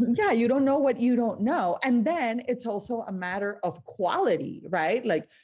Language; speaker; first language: English; non-native, fluent; Spanish